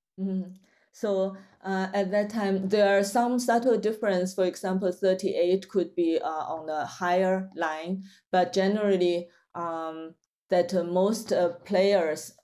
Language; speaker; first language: English; non-native, fluent; Chinese